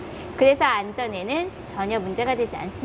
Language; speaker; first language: Korean; native; Korean